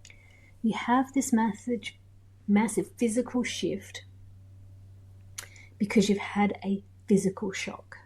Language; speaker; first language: English; native; English